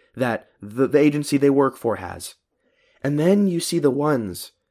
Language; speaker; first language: English; early bilingual, other home language; Filipino